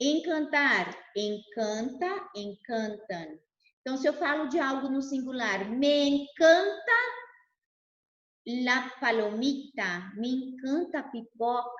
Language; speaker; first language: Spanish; non-native, fluent; Portuguese